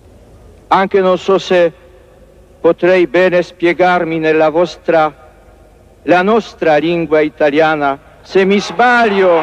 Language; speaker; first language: Italian; non-native, fluent; Polish